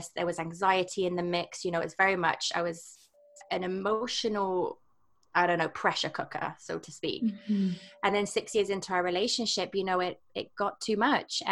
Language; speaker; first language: English; native; English